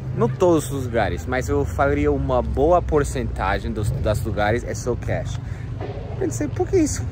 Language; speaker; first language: Portuguese; non-native, fluent; English